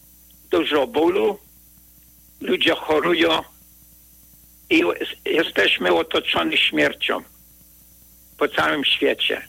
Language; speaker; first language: Polish; early bilingual, heritage; Polish